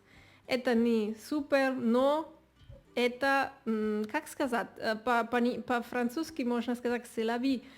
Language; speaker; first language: Russian; non-native, learner; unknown